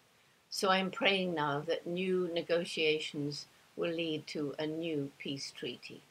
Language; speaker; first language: English; native; English